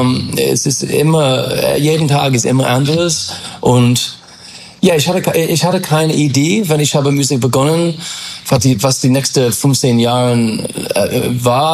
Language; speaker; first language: German; non-native, fluent; English